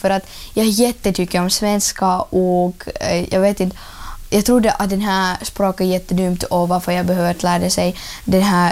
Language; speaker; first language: Swedish; early bilingual, other home language; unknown